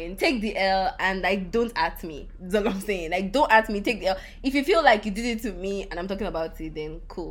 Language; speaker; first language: English; non-native, local second language; Yoruba